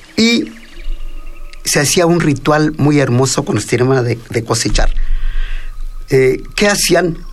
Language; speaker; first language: Spanish; non-native, local second language; Mixtepec Mixtec